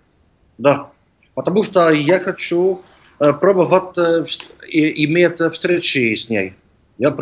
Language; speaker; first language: Russian; non-native, learner; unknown